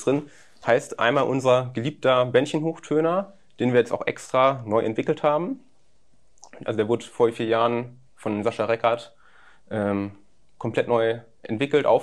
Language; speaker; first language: German; native; German